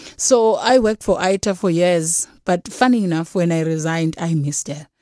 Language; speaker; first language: English; non-native, local second language; Xhosa